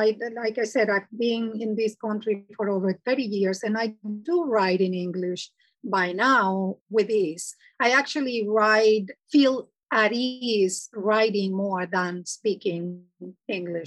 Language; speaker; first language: English; non-native, fluent; Spanish